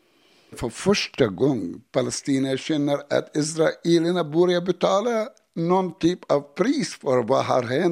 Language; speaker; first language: Swedish; non-native, learner; Arabic